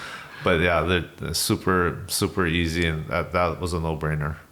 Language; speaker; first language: English; native; English